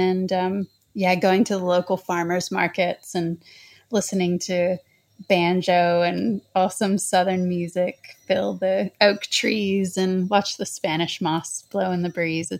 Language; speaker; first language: English; native; English